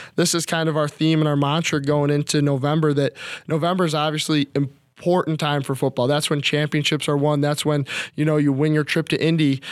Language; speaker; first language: English; native; English